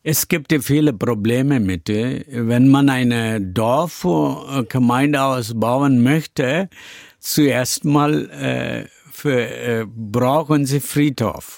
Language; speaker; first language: German; non-native, learner; Tamil